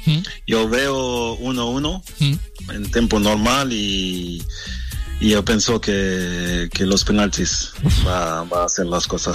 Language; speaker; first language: Spanish; non-native, learner; French